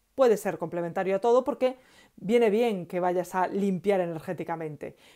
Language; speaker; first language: Spanish; native; Spanish